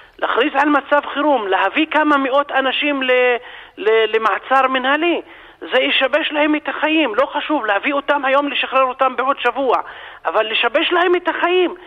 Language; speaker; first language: Hebrew; non-native, local second language; Arabic